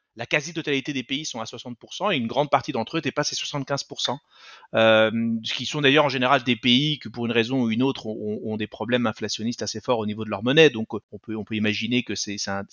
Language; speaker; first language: French; early bilingual, other home language; Spanish